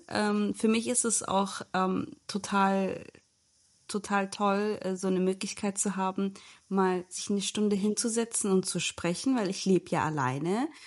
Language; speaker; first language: German; early bilingual, other home language; Turkish